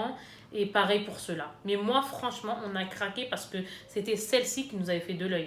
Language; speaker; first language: French; native; French